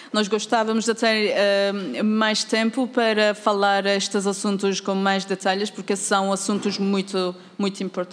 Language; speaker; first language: Portuguese; non-native, fluent; Turkish